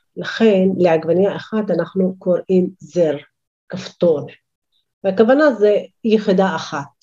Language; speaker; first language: Hebrew; non-native, local second language; Arabic